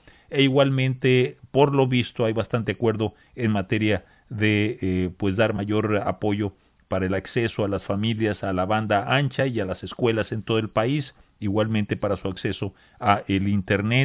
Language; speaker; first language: Spanish; native; Spanish